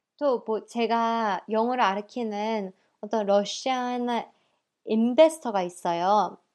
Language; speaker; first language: Korean; early bilingual, heritage; Korean